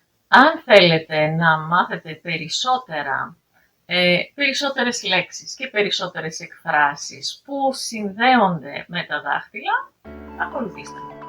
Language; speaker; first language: Greek; native; Greek